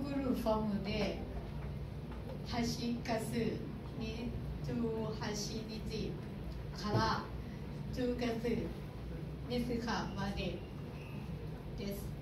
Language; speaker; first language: Japanese; non-native, learner; Thai